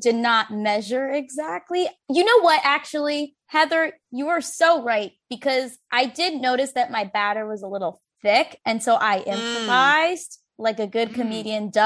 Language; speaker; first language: English; native; English